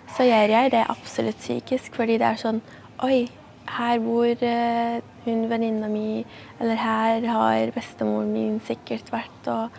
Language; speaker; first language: Norwegian; non-native, fluent; Arabic